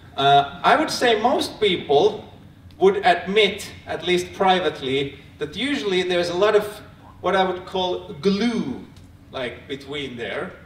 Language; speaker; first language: English; non-native, fluent; Finnish